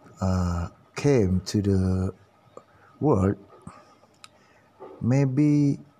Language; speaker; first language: English; non-native, learner; Indonesian